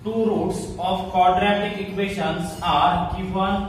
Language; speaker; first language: English; non-native, local second language; Marathi